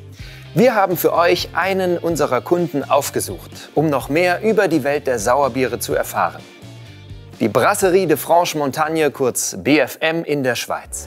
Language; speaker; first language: German; native; German